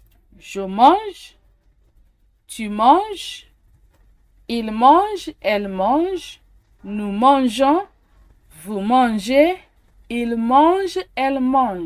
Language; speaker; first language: French; non-native, fluent; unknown